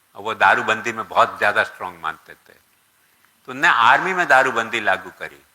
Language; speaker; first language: Hindi; non-native, local second language; Gujarati